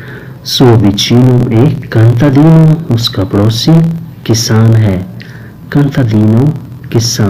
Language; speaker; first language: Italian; non-native, fluent; Urdu